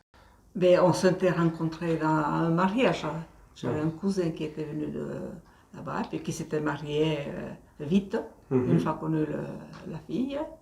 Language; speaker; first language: French; non-native, local second language; Basque